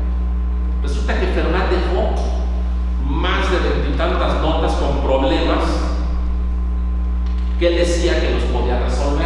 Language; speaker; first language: Spanish; native; Spanish